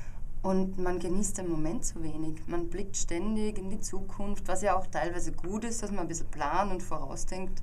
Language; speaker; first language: German; native; German